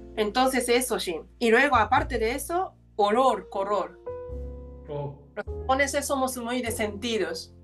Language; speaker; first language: Spanish; non-native, fluent; Japanese